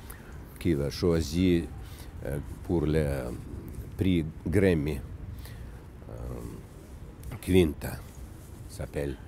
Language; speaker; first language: French; non-native, learner; Russian